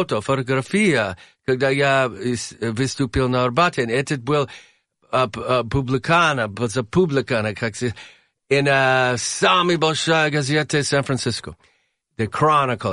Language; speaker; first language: Russian; non-native, learner; English